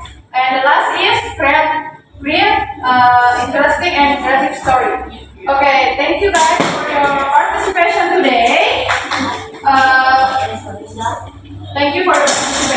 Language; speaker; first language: English; non-native, learner; Indonesian